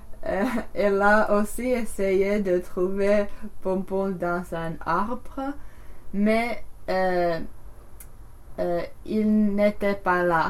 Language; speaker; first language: French; non-native, learner; English